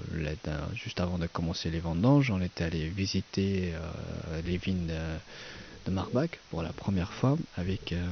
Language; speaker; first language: French; non-native, fluent; Persian